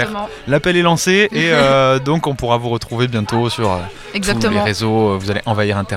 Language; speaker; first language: French; native; French